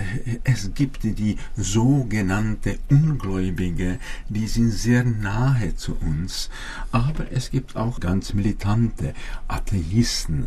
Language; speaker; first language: German; non-native, fluent; Czech